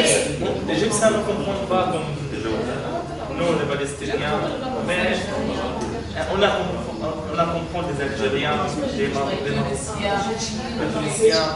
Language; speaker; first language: French; non-native, learner; Arabic